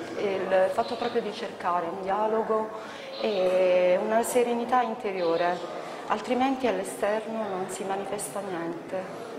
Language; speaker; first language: Italian; native; Italian